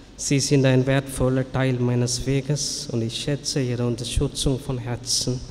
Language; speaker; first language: German; non-native, learner; Tamil